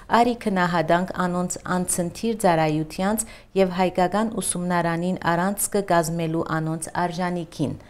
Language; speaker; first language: Armenian; early bilingual, heritage; Armenian